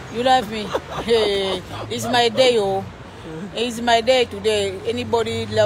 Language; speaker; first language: English; non-native, learner; French